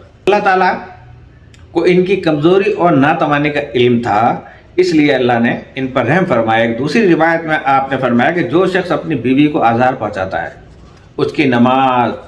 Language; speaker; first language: Urdu; native; Urdu